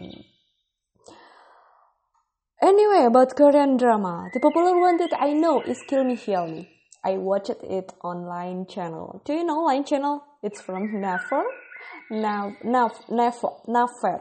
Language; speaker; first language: English; non-native, fluent; Indonesian